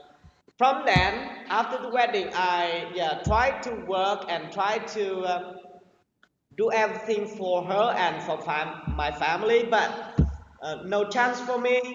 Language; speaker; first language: English; non-native, learner; Vietnamese